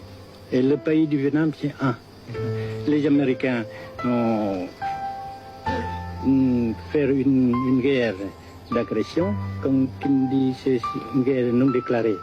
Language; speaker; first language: French; non-native, fluent; Vietnamese